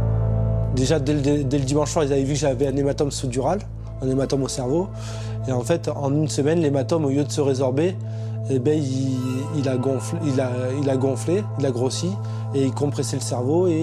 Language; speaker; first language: French; native; French